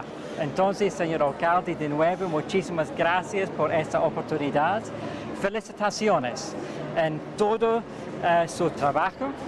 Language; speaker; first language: Spanish; non-native, fluent; English